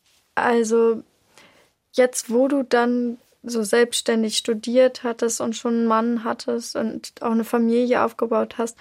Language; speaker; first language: German; native; German